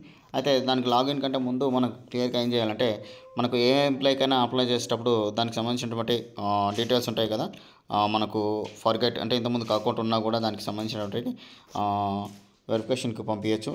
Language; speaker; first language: Telugu; native; Telugu